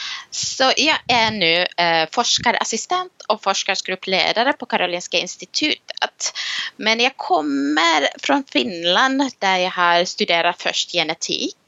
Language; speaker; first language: Swedish; non-native, local second language; Finnish